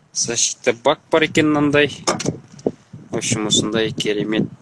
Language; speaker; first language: Russian; non-native, local second language; Kazakh